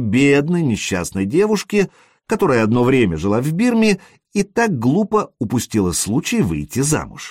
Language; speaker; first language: Russian; native; Russian